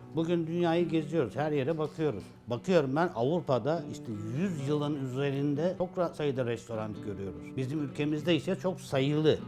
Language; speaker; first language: Turkish; native; Turkish